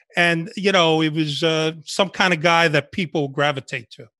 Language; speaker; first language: English; early bilingual, other home language; Spanish